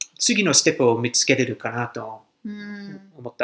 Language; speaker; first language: Japanese; non-native, fluent; English